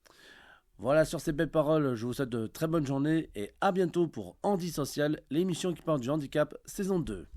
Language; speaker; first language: French; native; French